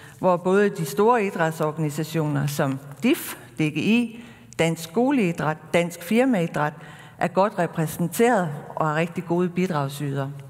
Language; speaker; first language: Danish; native; Danish